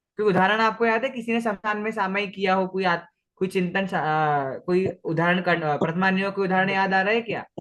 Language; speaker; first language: Hindi; non-native, local second language; Marathi